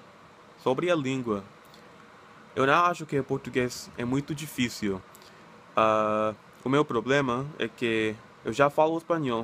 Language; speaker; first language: Portuguese; non-native, learner; English